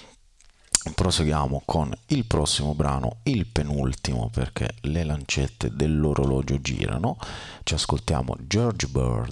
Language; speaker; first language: Italian; native; Italian